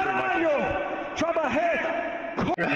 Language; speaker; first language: Spanish; non-native, learner; English